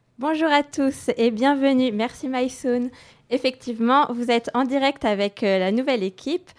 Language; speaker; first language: French; native; French